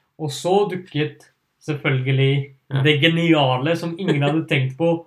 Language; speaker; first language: Norwegian; early bilingual, other home language; Urdu